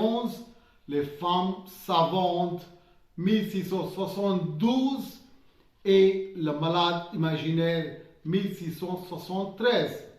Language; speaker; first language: French; non-native, fluent; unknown